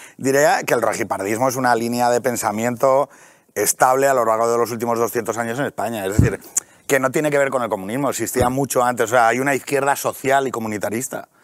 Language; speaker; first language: Spanish; native; Spanish